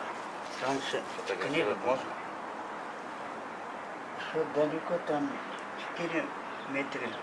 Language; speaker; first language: Russian; non-native, local second language; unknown